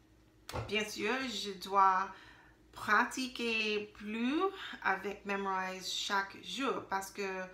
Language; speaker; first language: French; non-native, learner; English